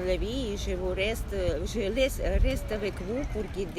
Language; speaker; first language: French; non-native, learner; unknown